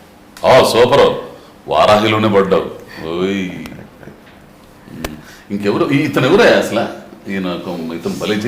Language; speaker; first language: Telugu; native; Telugu